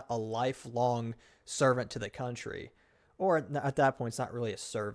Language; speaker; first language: English; native; English